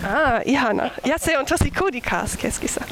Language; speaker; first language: Finnish; non-native, learner; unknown